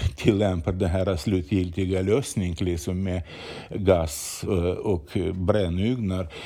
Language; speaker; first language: Swedish; non-native, fluent; Ukrainian